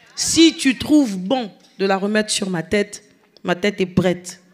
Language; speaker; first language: French; non-native, local second language; Lingala